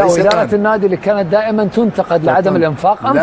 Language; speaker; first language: Arabic; native; Arabic